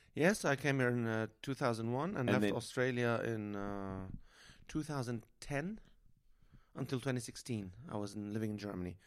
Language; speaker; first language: English; non-native, fluent; Arabic